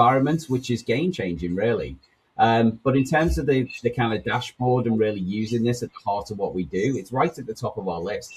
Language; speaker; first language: English; native; English